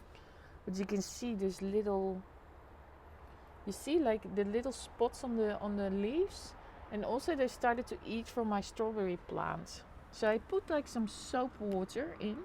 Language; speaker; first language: English; non-native, fluent; Dutch